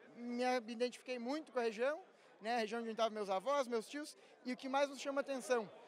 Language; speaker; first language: Portuguese; native; Portuguese